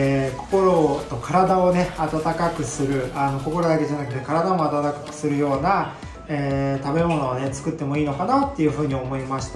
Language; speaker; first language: Japanese; native; Japanese